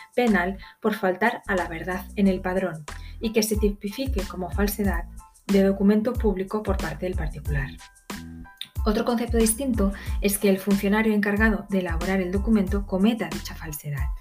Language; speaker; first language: Spanish; native; Spanish